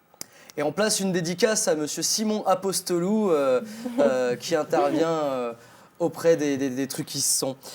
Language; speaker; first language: French; native; French